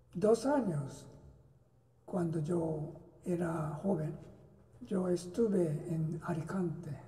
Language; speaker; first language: Spanish; non-native, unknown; Japanese